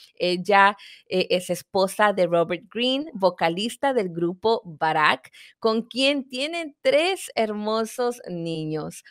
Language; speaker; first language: Spanish; native; Spanish